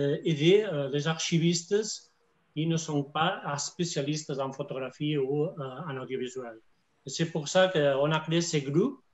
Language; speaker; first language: French; non-native, fluent; Spanish